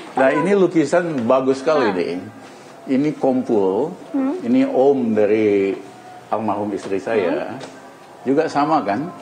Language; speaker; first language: Indonesian; native; Indonesian